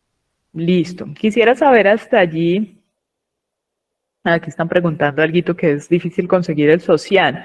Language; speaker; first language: Spanish; native; Spanish